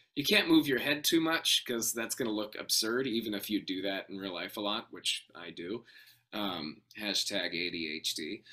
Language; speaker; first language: English; native; English